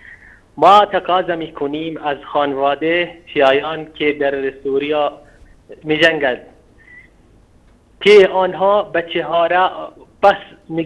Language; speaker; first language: Persian; non-native, learner; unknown